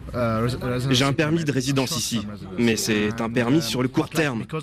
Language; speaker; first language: French; non-native, fluent; Arabic